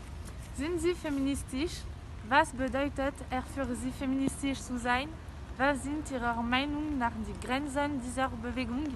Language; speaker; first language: German; non-native, learner; French